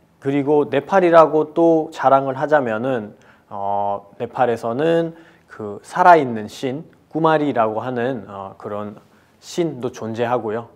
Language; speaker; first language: Korean; non-native, fluent; Nepali